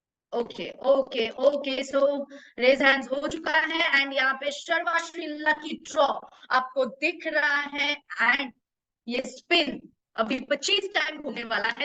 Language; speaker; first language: Hindi; native; Hindi